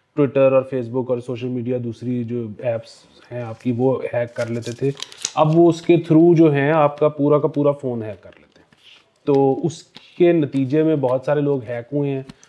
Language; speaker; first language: Urdu; native; Urdu